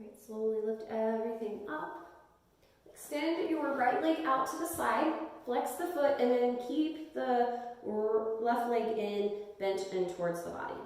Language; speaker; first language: English; native; English